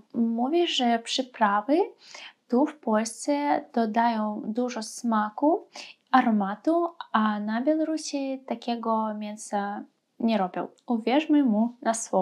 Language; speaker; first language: Polish; non-native, fluent; Russian